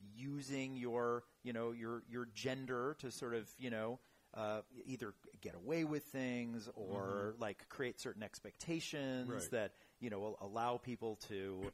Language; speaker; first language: English; native; English